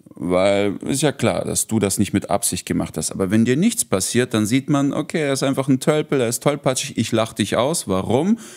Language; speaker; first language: German; early bilingual, heritage; Russian